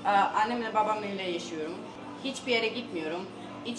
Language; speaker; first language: Turkish; non-native, learner; Croatian